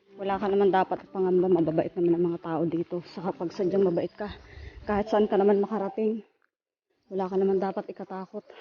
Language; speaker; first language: Filipino; non-native, local second language; Bikol